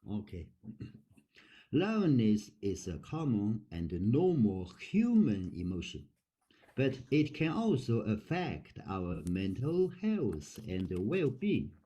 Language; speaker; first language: English; non-native, learner; Chinese